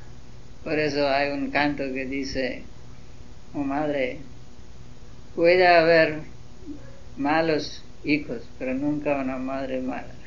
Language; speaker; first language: Spanish; non-native, learner; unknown